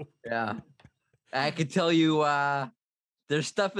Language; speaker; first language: English; native; English